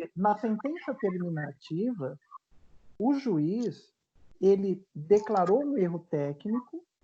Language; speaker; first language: Portuguese; native; Portuguese